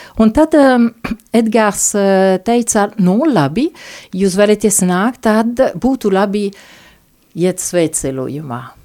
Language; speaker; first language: Latvian; non-native, fluent; French